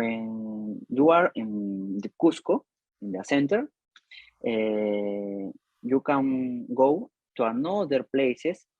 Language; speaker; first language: English; non-native, learner; Spanish